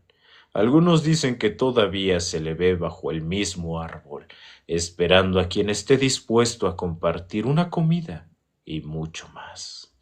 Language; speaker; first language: Spanish; native; Spanish